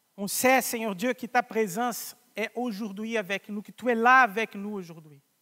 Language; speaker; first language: French; non-native, fluent; Portuguese